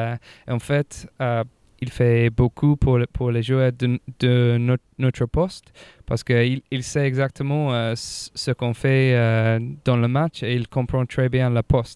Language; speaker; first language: French; non-native, fluent; English